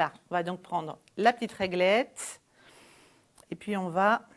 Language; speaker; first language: French; native; French